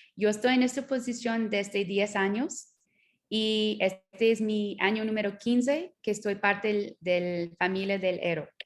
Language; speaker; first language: Spanish; non-native, learner; English